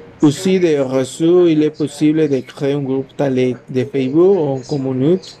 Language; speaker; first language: French; non-native, learner; Spanish